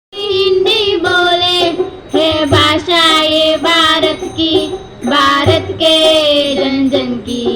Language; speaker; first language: Hindi; non-native, local second language; Gujarati